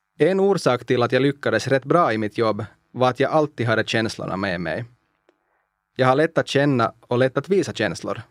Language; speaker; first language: Swedish; non-native, local second language; Finnish